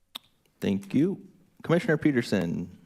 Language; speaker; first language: English; native; English